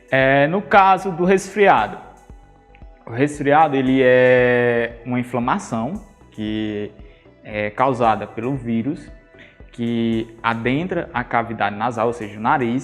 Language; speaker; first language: Portuguese; native; Portuguese